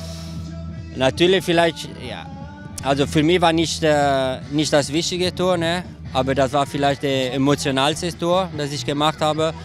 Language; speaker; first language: German; non-native, local second language; Italian